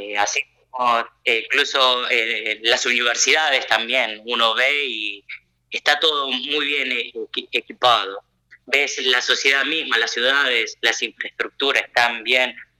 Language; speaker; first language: Spanish; early bilingual, other home language; Japanese